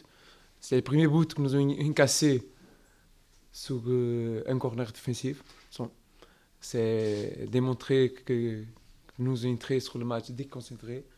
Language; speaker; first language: French; non-native, learner; Portuguese